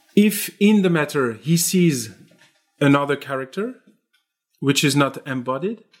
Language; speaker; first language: English; non-native, fluent; French